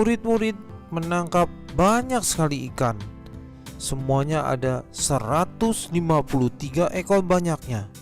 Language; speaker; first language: Indonesian; native; Indonesian